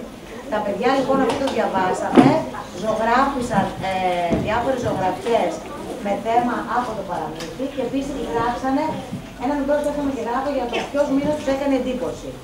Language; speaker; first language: Greek; native; Greek